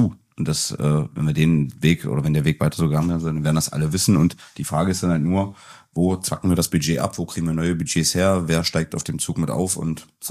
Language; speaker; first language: German; native; German